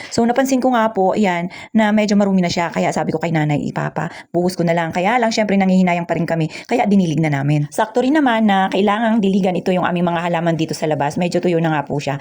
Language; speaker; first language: Filipino; native; Filipino